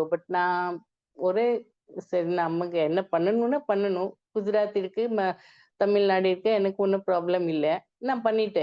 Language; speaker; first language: Tamil; non-native, learner; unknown